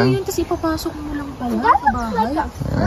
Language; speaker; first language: Filipino; native; Filipino